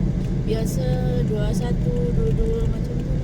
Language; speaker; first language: Malay; native; Malay